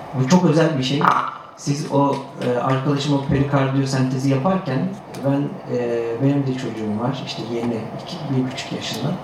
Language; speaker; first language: Turkish; native; Turkish